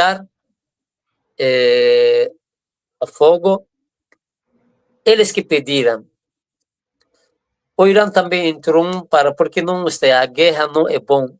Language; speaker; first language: Portuguese; non-native, fluent; Persian